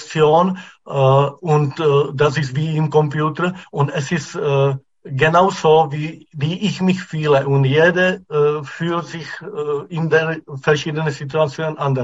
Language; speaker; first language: German; non-native, fluent; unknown